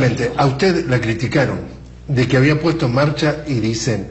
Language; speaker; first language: Spanish; native; Spanish